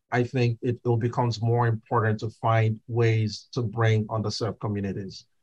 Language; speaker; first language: English; non-native, local second language; Igbo